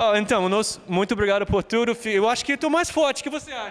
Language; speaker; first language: Portuguese; non-native, fluent; English